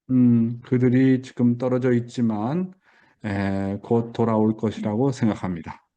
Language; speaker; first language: Korean; native; Korean